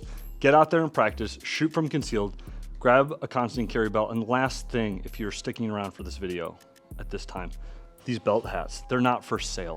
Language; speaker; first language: English; native; English